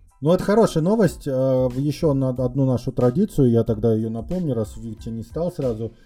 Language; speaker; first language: Russian; native; Russian